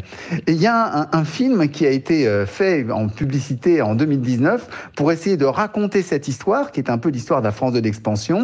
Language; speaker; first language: French; native; French